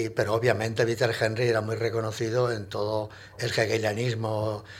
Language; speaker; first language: Spanish; native; Spanish